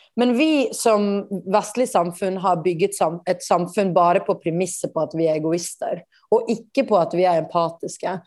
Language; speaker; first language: Norwegian; native; Norwegian